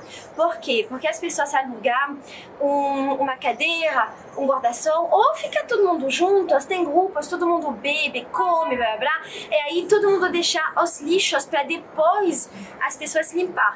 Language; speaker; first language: Portuguese; non-native, fluent; French